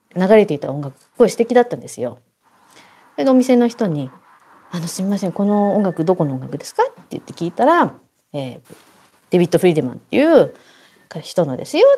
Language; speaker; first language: Japanese; native; Japanese